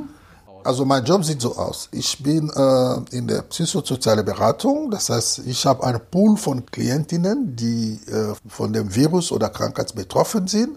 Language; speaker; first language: German; non-native, fluent; Lingala